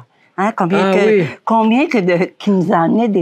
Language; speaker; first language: French; native; French